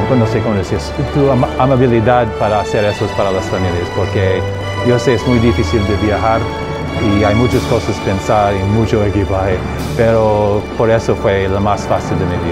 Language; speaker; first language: Spanish; non-native, learner; English